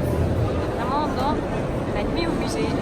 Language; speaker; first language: French; native; French